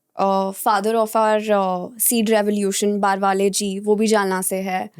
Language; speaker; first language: Hindi; native; Hindi